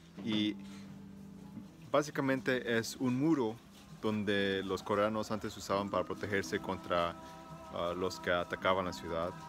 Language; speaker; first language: Spanish; early bilingual, heritage; Spanish